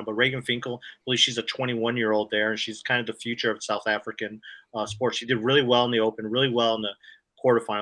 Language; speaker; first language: English; native; English